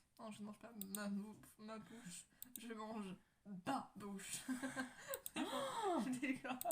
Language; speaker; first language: French; native; French